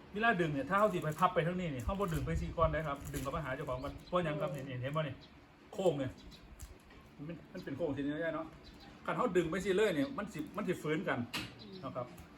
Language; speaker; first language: Thai; native; Thai